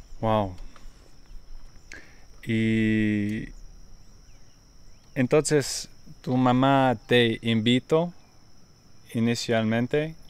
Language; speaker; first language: Spanish; non-native, learner; English